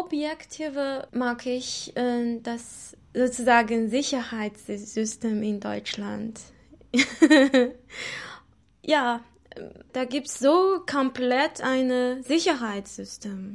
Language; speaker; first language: German; non-native, learner; Chinese